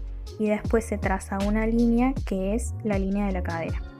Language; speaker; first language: Spanish; native; Spanish